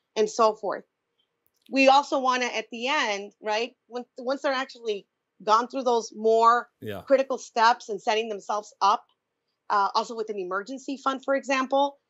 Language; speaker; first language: English; native; English